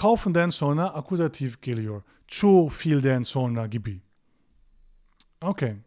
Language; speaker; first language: Turkish; non-native, fluent; German